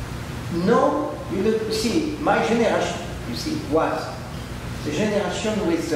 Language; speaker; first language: English; non-native, learner; French